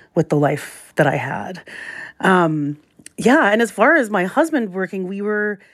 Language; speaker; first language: English; native; English